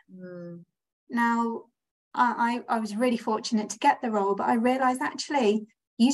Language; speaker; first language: English; native; English